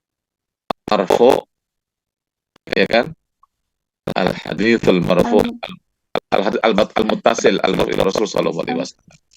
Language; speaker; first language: Arabic; non-native, fluent; Indonesian